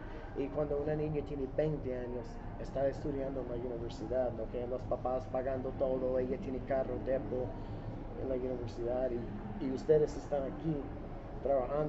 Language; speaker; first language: Spanish; non-native, fluent; English